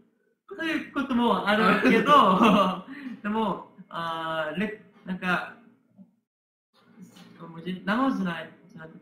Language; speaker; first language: Japanese; non-native, learner; Korean